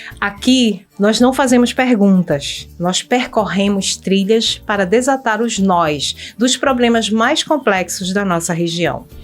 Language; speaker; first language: Portuguese; native; Portuguese